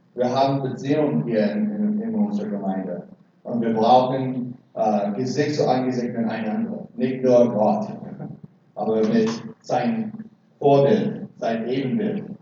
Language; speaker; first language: German; non-native, learner; English